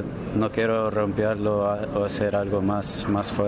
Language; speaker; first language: Spanish; early bilingual, heritage; English